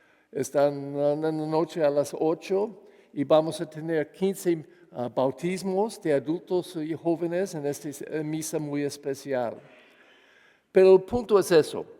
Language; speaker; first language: Spanish; non-native, fluent; English